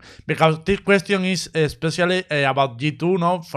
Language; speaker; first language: English; non-native, learner; Spanish